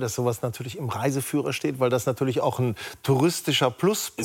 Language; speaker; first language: German; native; German